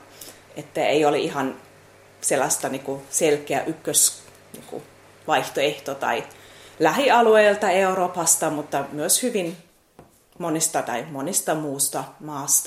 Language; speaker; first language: Finnish; non-native, fluent; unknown